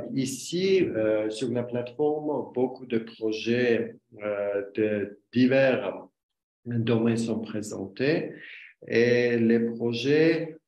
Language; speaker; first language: French; non-native, learner; Armenian